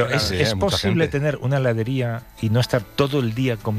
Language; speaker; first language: Spanish; native; Spanish